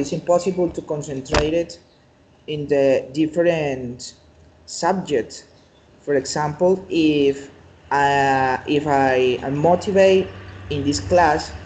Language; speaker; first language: English; non-native, learner; Spanish